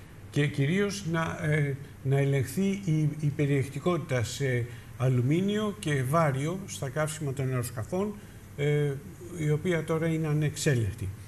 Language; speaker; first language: Greek; native; Greek